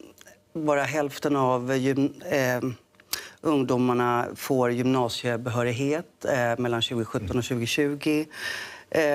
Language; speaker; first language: Swedish; native; Swedish